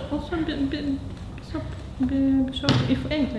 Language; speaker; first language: English; non-native, learner; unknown